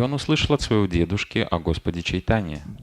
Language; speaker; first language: Russian; native; Russian